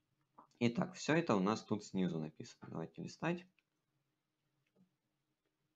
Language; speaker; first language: Russian; native; Russian